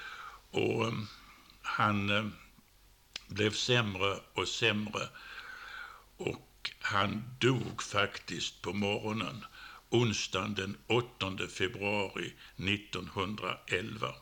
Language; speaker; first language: Swedish; native; Swedish